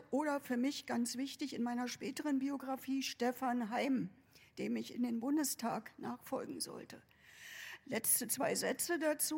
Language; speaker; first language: German; native; German